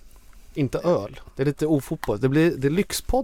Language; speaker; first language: Swedish; native; Swedish